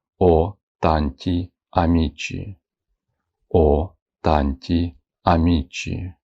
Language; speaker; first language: Italian; non-native, fluent; Ukrainian